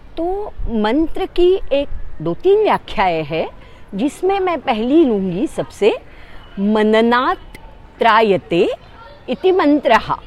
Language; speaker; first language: Hindi; non-native, local second language; Marathi